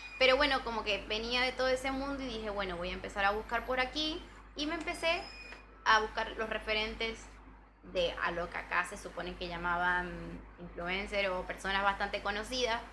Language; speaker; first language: Spanish; native; Spanish